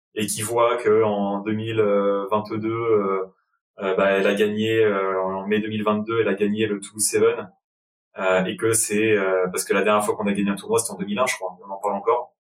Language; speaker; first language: French; native; French